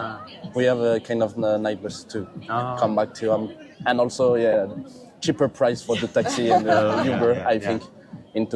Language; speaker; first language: English; non-native, fluent; French